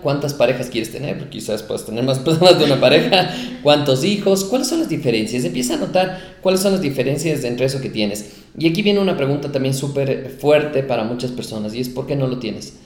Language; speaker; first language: Spanish; native; Spanish